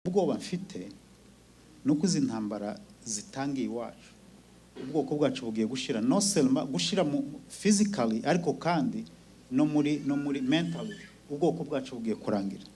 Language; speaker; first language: Kinyarwanda; native; Kinyarwanda